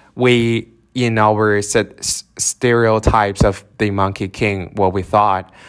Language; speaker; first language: English; non-native, fluent; Chinese